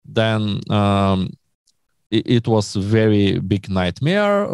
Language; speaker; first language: English; non-native, learner; Bulgarian